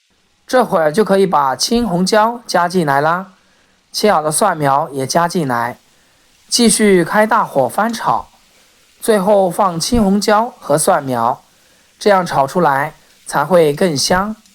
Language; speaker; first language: Chinese; native; Chinese